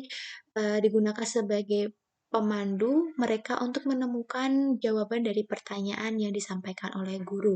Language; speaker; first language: Indonesian; native; Indonesian